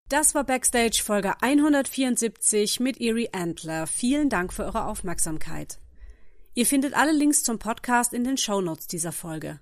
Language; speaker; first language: German; native; German